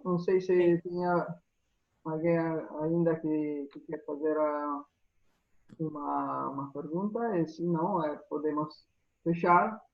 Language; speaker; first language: Portuguese; non-native, fluent; Italian